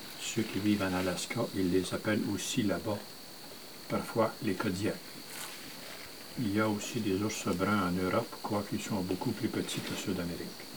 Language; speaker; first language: French; native; French